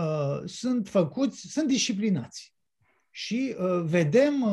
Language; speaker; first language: Romanian; native; Romanian